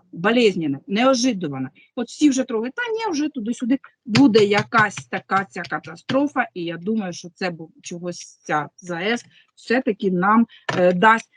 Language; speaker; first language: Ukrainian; native; Ukrainian